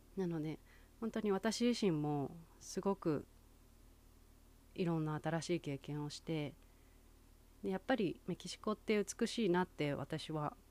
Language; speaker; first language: Japanese; native; Japanese